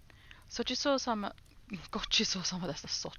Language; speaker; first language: Japanese; non-native, learner; English